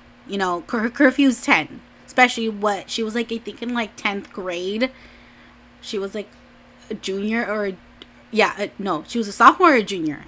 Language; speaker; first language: English; early bilingual, other home language; Spanish